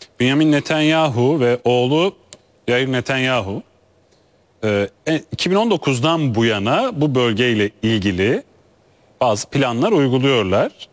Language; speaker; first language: Turkish; native; Turkish